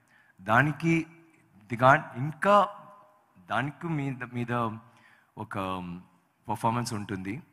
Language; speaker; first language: Telugu; non-native, learner; Tamil